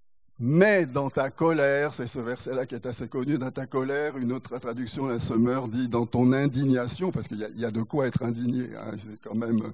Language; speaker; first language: French; native; French